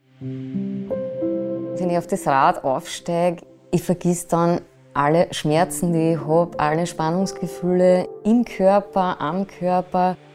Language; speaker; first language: German; native; German